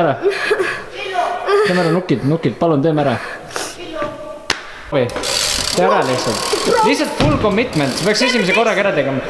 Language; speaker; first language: Estonian; native; Estonian